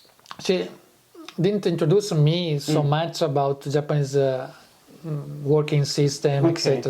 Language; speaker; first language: English; non-native, fluent; Italian